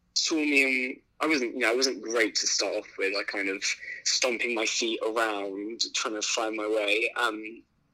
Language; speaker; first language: English; native; English